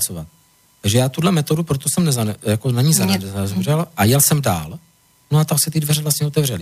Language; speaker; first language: Czech; native; Czech